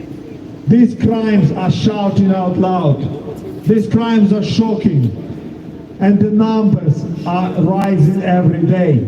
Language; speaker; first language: English; non-native, fluent; Ukrainian